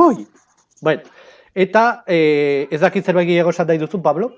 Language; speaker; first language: Basque; non-native, local second language; Spanish